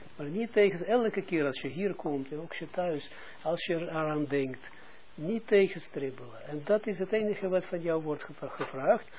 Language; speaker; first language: Dutch; non-native, fluent; Russian